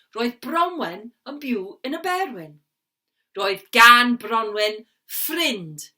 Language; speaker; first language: Welsh; non-native, learner; English